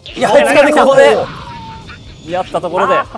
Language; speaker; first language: Japanese; native; Japanese